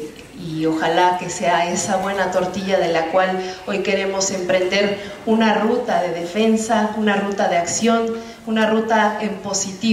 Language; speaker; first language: Spanish; native; Spanish